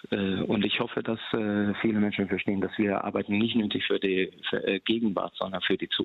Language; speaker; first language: German; non-native, fluent; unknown